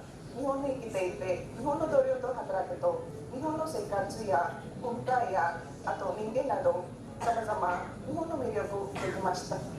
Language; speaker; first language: Japanese; non-native, learner; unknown